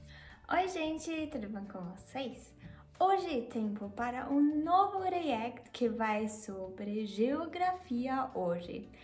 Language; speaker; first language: Portuguese; non-native, fluent; German